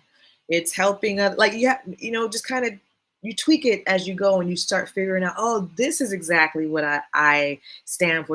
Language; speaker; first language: English; native; English